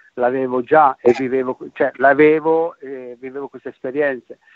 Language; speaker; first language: Italian; native; Italian